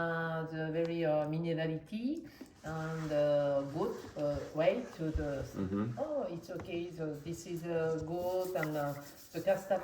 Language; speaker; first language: English; non-native, learner; Japanese